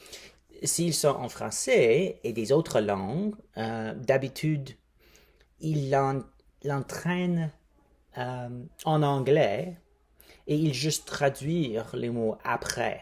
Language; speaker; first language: French; non-native, fluent; English